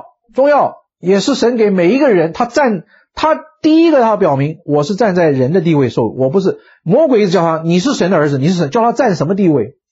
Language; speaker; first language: Chinese; native; Chinese